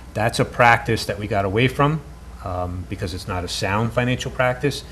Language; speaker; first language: English; native; English